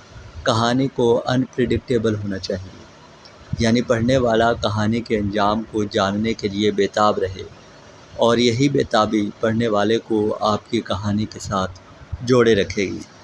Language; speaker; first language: Urdu; native; Urdu